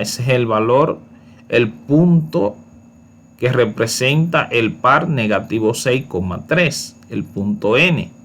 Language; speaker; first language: Spanish; native; Spanish